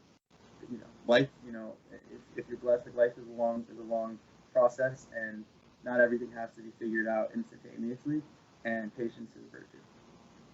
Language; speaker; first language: English; native; English